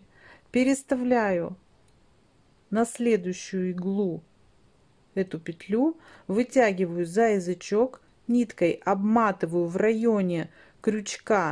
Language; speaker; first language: Russian; native; Russian